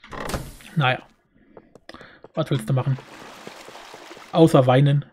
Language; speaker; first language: German; native; German